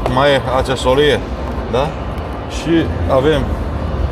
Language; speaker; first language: Romanian; non-native, learner; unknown